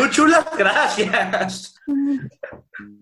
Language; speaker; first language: Spanish; native; Spanish